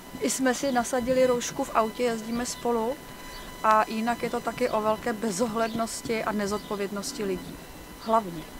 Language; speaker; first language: Czech; native; Czech